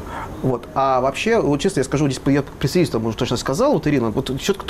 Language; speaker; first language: Russian; native; Russian